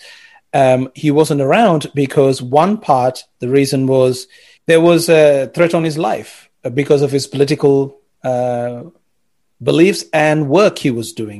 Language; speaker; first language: English; non-native, local second language; Sinhala